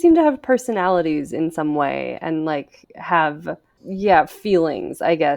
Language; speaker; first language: English; native; English